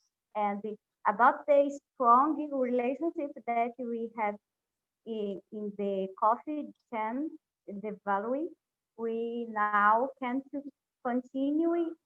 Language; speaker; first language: English; non-native, learner; Portuguese